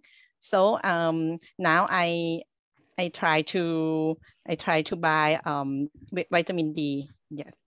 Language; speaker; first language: English; non-native, learner; Thai